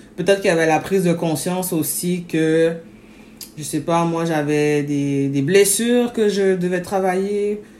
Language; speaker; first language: French; native; French